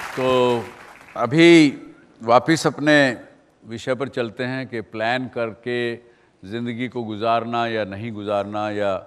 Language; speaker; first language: Hindi; native; Hindi